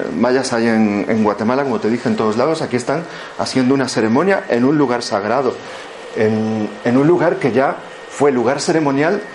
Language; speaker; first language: Spanish; native; Spanish